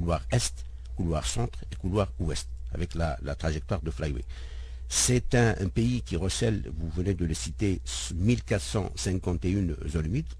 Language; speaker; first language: French; non-native, local second language; Arabic